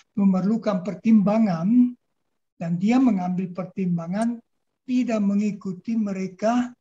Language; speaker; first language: Indonesian; non-native, fluent; German